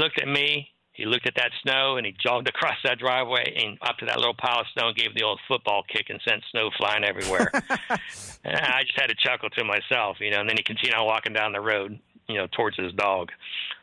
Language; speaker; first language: English; native; English